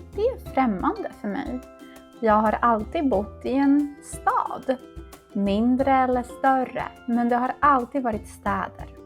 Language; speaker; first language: Swedish; non-native, fluent; Polish